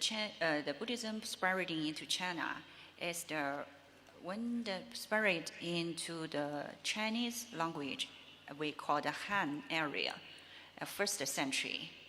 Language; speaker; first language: English; non-native, learner; Chinese